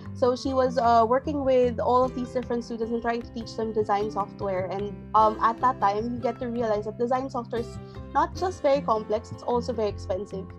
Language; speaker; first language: English; non-native, local second language; Filipino